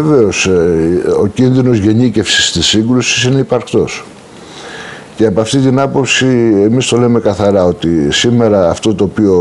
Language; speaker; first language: Greek; native; Greek